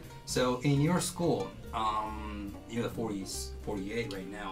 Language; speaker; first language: English; non-native, fluent; Japanese